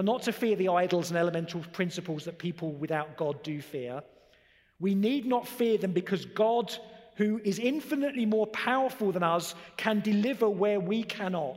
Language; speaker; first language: English; native; English